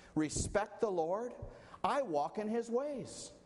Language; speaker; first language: English; native; English